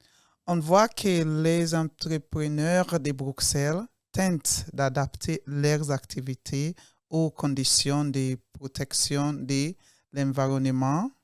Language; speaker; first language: French; non-native, learner; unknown